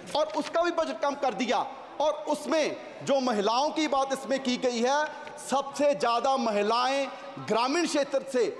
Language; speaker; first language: Hindi; native; Hindi